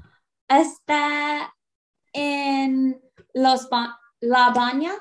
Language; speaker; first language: Spanish; non-native, learner; English